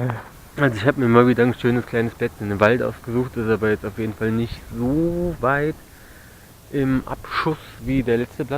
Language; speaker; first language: German; native; German